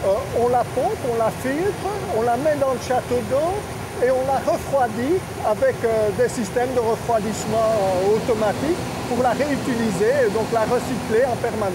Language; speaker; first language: French; native; French